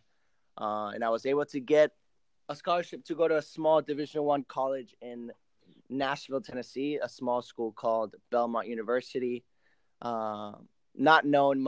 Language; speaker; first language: English; early bilingual, other home language; Spanish